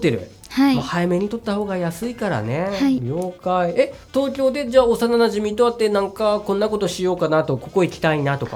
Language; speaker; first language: Japanese; native; Japanese